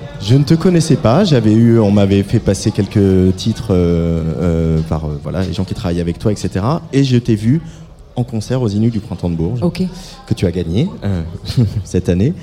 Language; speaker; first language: French; native; French